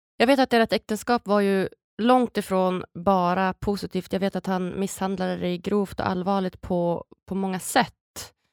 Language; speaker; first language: Swedish; native; Swedish